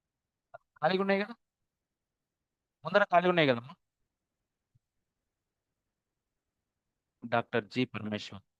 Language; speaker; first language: Telugu; native; Telugu